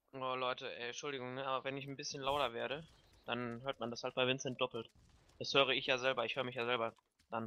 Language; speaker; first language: German; native; German